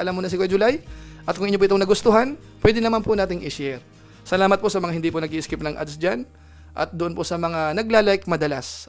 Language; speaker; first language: Filipino; native; Filipino